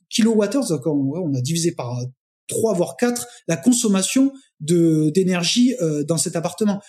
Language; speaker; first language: French; native; French